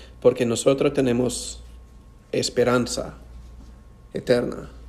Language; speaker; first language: Spanish; non-native, fluent; English